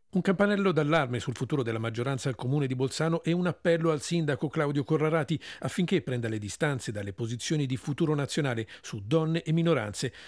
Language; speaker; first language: Italian; native; Italian